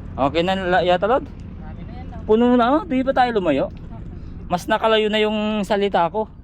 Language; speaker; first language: Filipino; native; Filipino